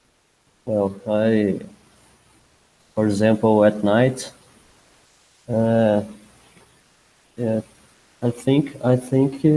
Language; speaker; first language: English; non-native, learner; Portuguese